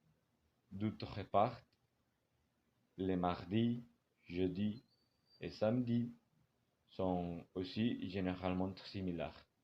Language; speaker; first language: French; non-native, learner; Spanish